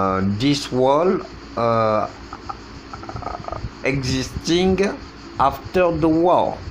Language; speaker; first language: English; non-native, learner; French